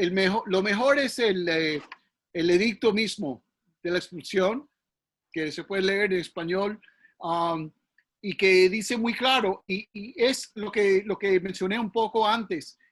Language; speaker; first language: Spanish; early bilingual, heritage; English